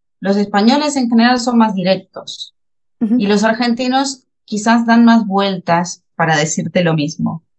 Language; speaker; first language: Spanish; native; Spanish